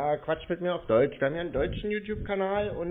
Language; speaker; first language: German; native; German